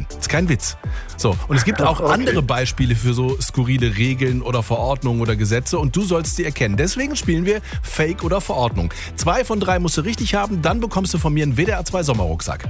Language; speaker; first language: German; native; German